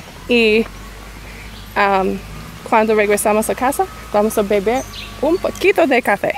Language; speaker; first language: Spanish; non-native, learner; English